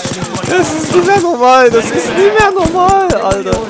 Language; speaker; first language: German; native; German